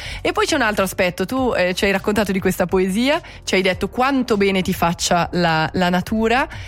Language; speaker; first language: Italian; native; Italian